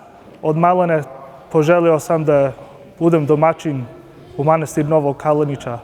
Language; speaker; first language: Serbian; early bilingual, heritage; Serbian